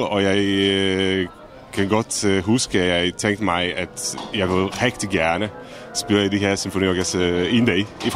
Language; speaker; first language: Danish; non-native, fluent; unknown